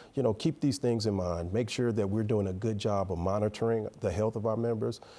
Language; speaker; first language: English; native; English